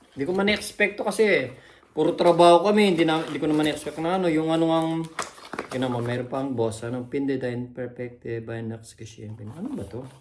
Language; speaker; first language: Filipino; native; Filipino